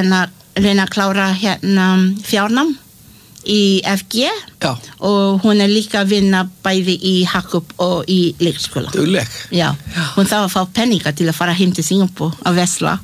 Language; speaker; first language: Icelandic; non-native, learner; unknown